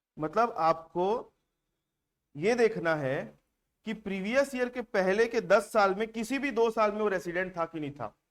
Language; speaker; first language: Hindi; native; Hindi